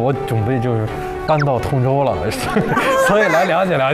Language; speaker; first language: Chinese; non-native, fluent; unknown